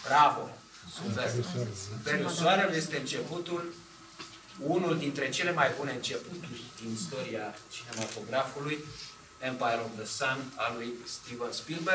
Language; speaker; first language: Romanian; native; Romanian